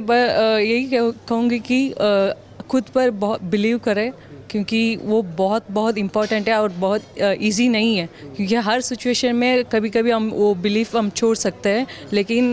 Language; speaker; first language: Hindi; non-native, local second language; Tamil